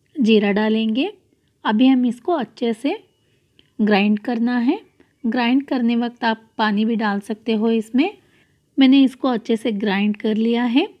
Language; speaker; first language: Hindi; non-native, local second language; Kannada